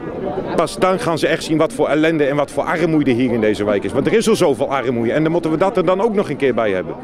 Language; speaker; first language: Dutch; native; Dutch